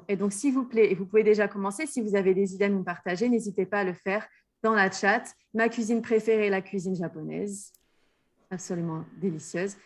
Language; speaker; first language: French; native; French